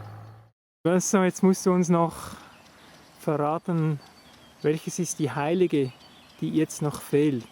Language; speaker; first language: German; native; German